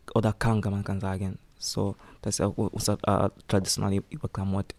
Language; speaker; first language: German; non-native, learner; Swahili